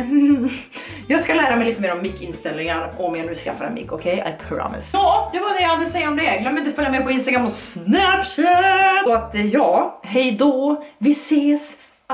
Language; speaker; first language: Swedish; native; Swedish